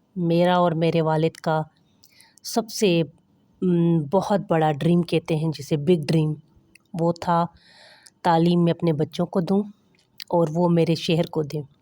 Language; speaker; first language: Urdu; non-native, local second language; Pahari-Potwari